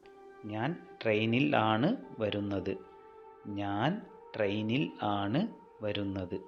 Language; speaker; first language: Malayalam; non-native, fluent; Telugu